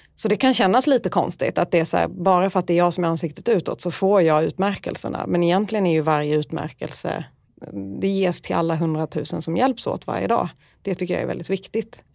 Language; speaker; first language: Swedish; early bilingual, other home language; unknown